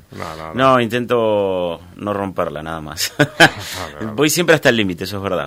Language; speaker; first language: Spanish; native; Spanish